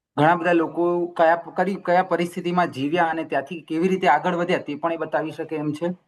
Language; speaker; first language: Gujarati; native; Gujarati